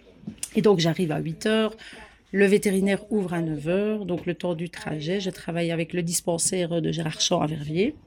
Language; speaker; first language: French; native; French